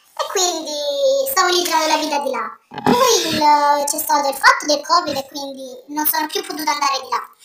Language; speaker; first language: Italian; native; Italian